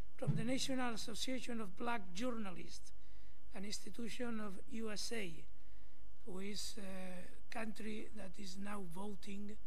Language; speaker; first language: English; non-native, fluent; Spanish